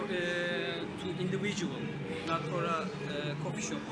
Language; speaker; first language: English; non-native, learner; Turkish